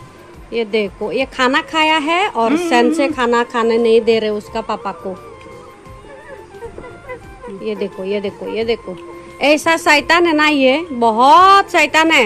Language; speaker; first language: Hindi; non-native, local second language; Chakma